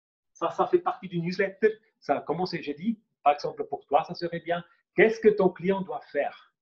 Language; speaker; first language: French; non-native, local second language; German